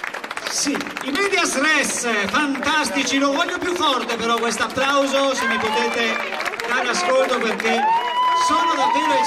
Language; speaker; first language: Italian; native; Italian